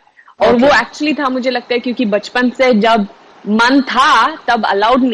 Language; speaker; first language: Hindi; non-native, fluent; Swedish